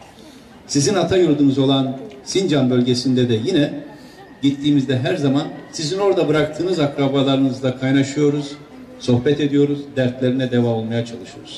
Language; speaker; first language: Turkish; native; Turkish